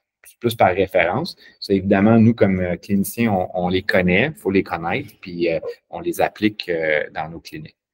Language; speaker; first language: French; native; French